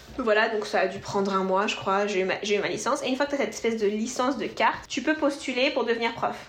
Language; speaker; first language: French; native; French